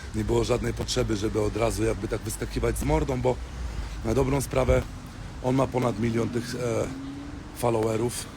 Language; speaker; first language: Polish; early bilingual, heritage; Polish